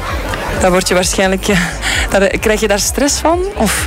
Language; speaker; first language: Dutch; native; Dutch